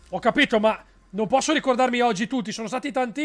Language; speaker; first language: Italian; native; Italian